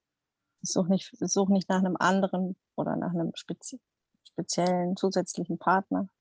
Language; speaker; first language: German; non-native, fluent; Dutch